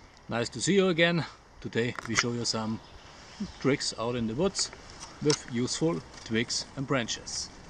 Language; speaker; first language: English; non-native, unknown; German